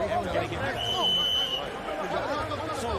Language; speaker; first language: English; native; English